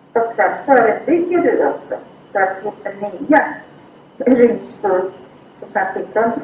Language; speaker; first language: Swedish; non-native, fluent; Thai